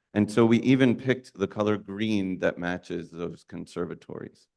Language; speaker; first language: English; native; English